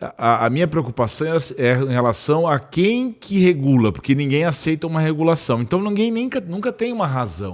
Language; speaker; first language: Portuguese; native; Portuguese